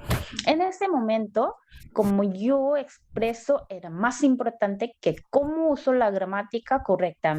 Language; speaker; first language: Spanish; non-native, learner; Korean